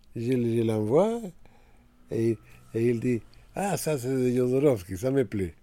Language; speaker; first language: French; non-native, fluent; Spanish